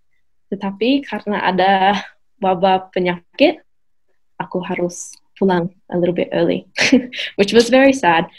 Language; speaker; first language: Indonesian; non-native, learner; English